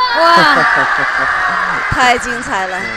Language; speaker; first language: Chinese; native; Chinese